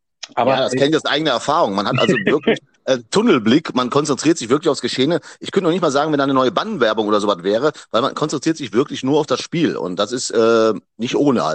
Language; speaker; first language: German; native; German